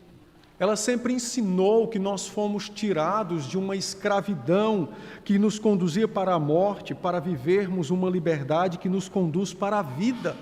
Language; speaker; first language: Portuguese; native; Portuguese